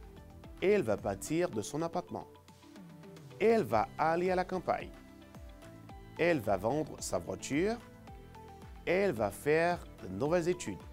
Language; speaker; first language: French; non-native, fluent; Spanish